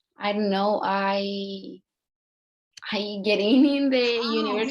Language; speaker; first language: English; non-native, learner; Spanish